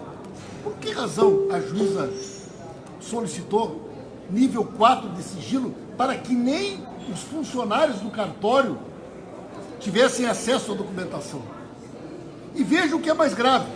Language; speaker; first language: Portuguese; native; Portuguese